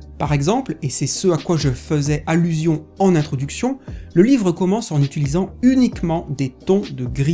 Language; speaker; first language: French; native; French